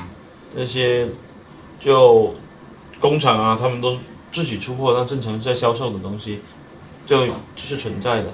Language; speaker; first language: Chinese; native; Chinese